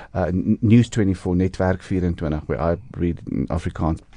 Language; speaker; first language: English; non-native, local second language; Afrikaans